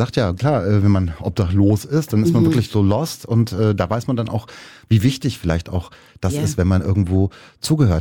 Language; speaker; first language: German; native; German